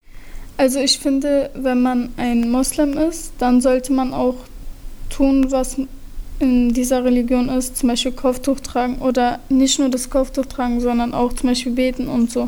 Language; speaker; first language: German; early bilingual, other home language; Turkish